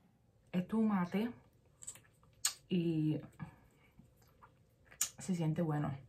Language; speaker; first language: Spanish; early bilingual, heritage; Spanish